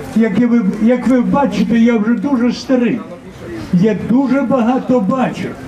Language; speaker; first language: Ukrainian; non-native, local second language; Russian